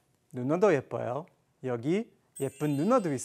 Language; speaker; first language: Korean; non-native, learner; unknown